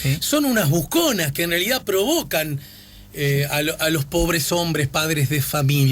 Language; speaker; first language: Spanish; native; Spanish